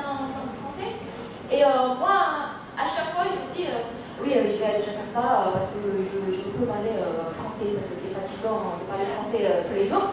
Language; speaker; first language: French; non-native, fluent; Indonesian